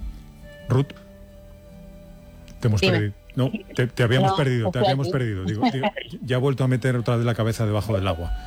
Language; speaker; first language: Spanish; native; Spanish